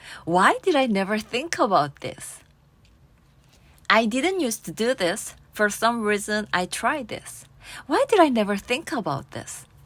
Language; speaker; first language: English; non-native, fluent; Korean